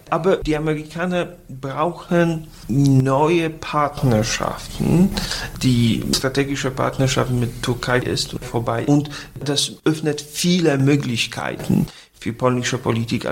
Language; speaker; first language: German; non-native, fluent; Polish